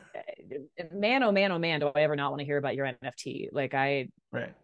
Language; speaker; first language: English; native; English